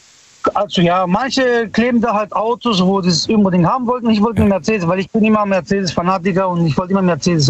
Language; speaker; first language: German; early bilingual, other home language; Italian